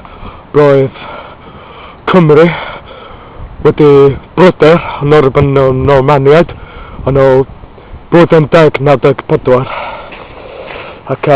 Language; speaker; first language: Welsh; non-native, local second language; English